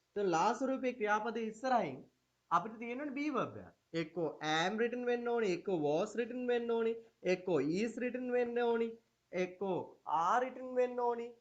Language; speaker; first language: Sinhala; native; Sinhala